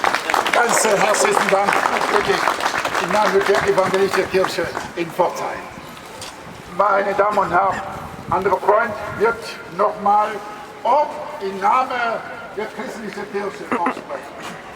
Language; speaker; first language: German; non-native, learner; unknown